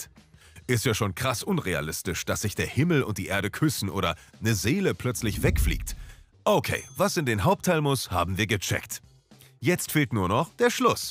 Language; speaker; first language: German; native; German